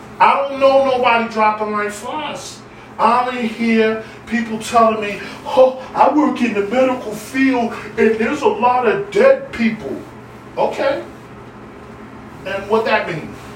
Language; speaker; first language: English; native; English